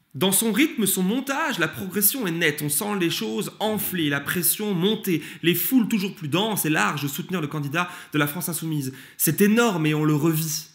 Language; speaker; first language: French; early bilingual, other home language; Turkish